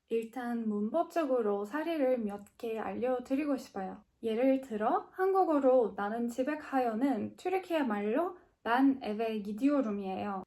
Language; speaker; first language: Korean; non-native, fluent; Turkish